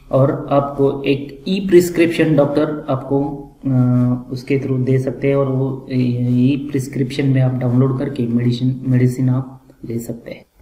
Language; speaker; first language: Hindi; non-native, local second language; Marathi